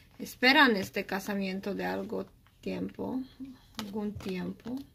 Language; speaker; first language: Spanish; non-native, learner; Romanian